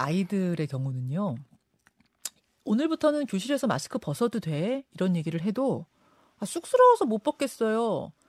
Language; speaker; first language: Korean; native; Korean